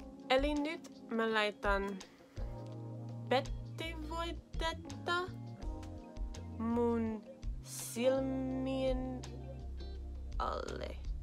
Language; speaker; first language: Finnish; non-native, learner; English